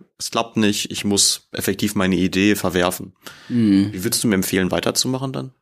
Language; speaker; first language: German; native; German